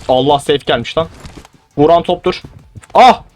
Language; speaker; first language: Turkish; native; Turkish